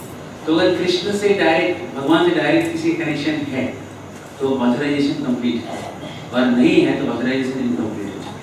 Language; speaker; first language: Hindi; native; Hindi